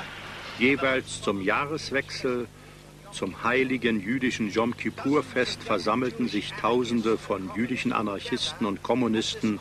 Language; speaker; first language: German; native; German